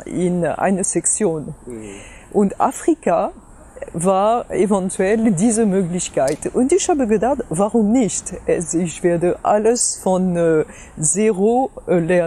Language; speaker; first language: German; non-native, fluent; French